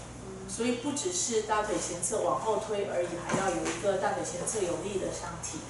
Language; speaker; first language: Chinese; native; Chinese